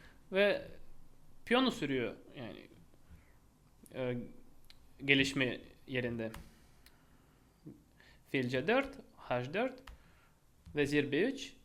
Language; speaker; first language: Turkish; non-native, fluent; Russian